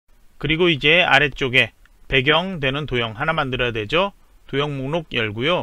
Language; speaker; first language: Korean; native; Korean